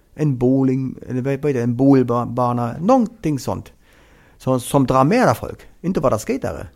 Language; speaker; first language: Swedish; non-native, fluent; German